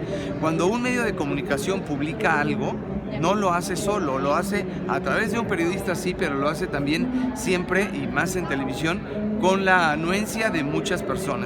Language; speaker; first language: Spanish; native; Spanish